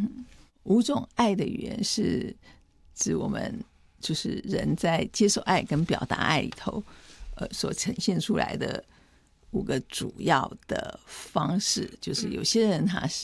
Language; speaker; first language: Chinese; native; Chinese